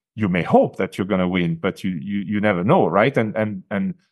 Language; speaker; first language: English; non-native, fluent; French